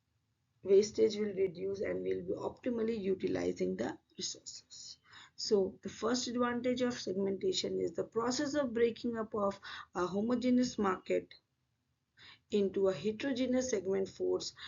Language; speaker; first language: English; non-native, local second language; Hindi